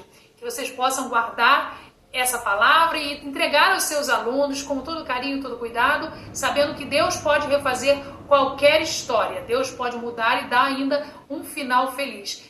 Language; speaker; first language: Portuguese; native; Portuguese